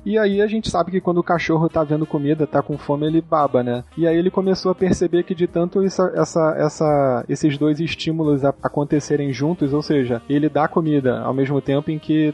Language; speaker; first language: Portuguese; native; Portuguese